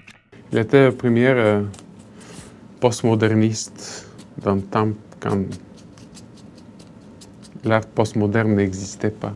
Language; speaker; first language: French; non-native, fluent; Bulgarian